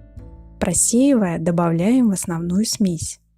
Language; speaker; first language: Russian; native; Russian